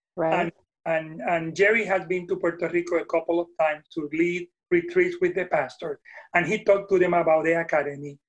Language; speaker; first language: English; non-native, fluent; Spanish